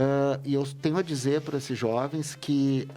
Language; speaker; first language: Portuguese; native; Portuguese